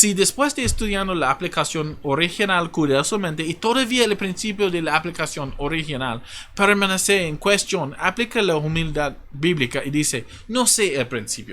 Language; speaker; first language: Spanish; non-native, fluent; English